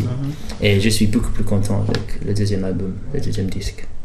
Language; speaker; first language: French; early bilingual, heritage; English